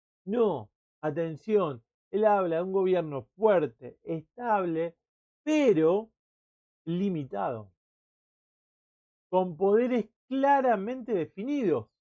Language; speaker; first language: Spanish; native; Spanish